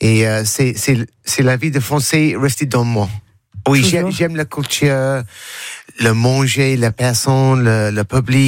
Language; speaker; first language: French; non-native, learner; English